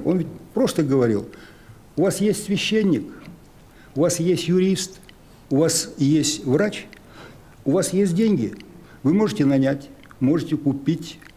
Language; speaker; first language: Russian; native; Russian